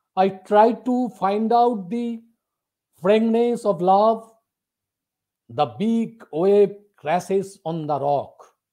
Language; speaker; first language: English; non-native, local second language; Bangla